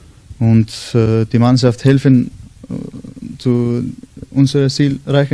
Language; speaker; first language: German; non-native, learner; Icelandic